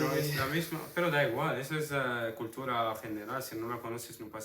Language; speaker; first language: Spanish; non-native, fluent; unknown